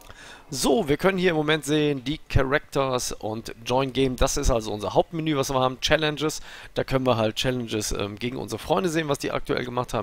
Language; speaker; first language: German; native; German